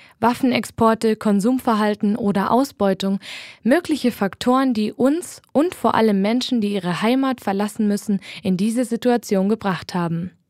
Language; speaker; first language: German; native; German